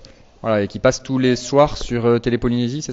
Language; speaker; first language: French; native; French